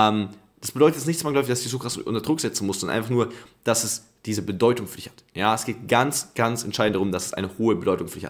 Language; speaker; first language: German; native; German